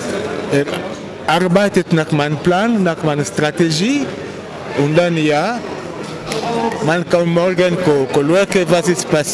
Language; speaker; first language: German; non-native, learner; Albanian